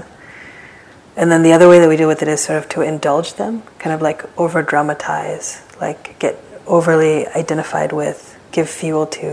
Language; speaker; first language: English; native; English